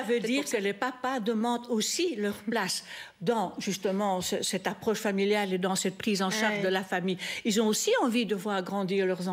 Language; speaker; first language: French; native; French